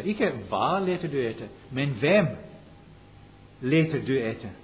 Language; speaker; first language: Norwegian; non-native, fluent; English